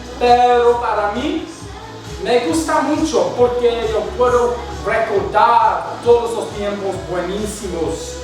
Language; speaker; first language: Spanish; non-native, learner; English